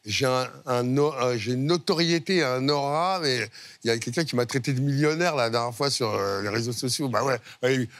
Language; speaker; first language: French; native; French